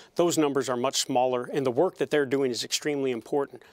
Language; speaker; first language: English; native; English